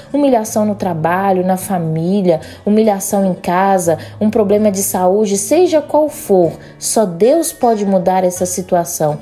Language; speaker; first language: Portuguese; native; Portuguese